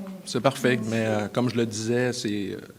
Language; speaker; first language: French; native; French